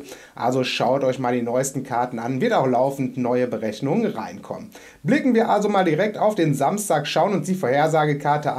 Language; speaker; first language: German; native; German